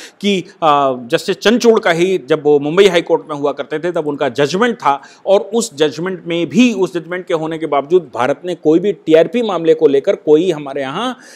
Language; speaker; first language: Hindi; native; Hindi